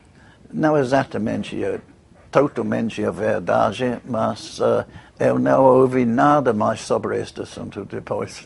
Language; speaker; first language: Portuguese; non-native, fluent; English